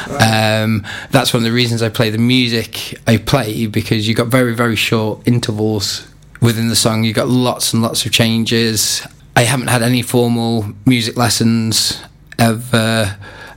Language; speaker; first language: English; native; English